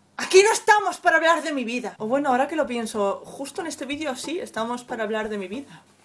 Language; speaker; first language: Spanish; early bilingual, other home language; French